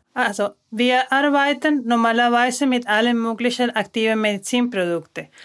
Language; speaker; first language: German; non-native, fluent; Spanish